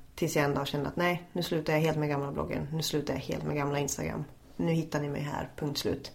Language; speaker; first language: Swedish; native; Swedish